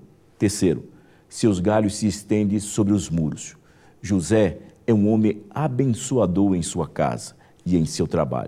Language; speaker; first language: Portuguese; native; Portuguese